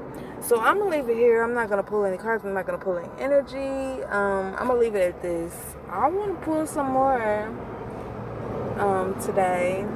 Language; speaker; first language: English; native; English